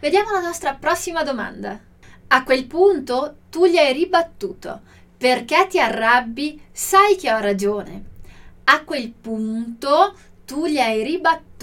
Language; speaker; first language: Italian; non-native, fluent; Portuguese